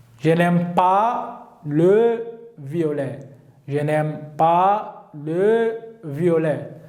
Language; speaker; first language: French; non-native, learner; Turkish